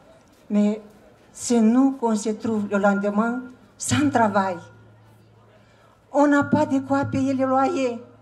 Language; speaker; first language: French; non-native, learner; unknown